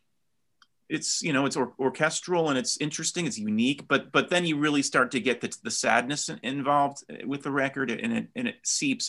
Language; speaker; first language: English; native; English